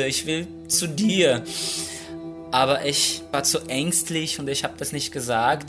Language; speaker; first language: German; non-native, fluent; Portuguese